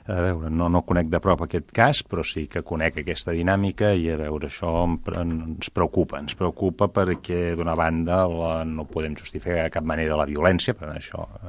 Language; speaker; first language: Catalan; native; Catalan